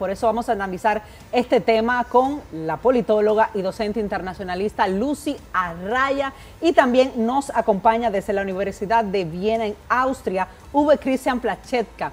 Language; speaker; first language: Spanish; native; Spanish